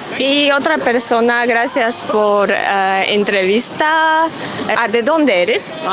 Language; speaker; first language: Spanish; non-native, learner; Japanese